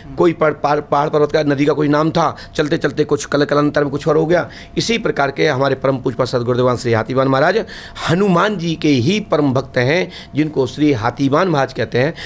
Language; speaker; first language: Hindi; native; Hindi